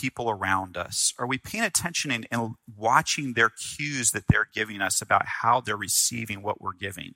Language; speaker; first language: English; native; English